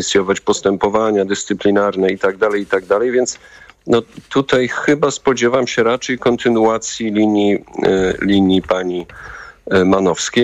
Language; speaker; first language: Polish; native; Polish